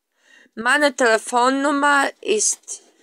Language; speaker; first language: German; non-native, fluent; Latvian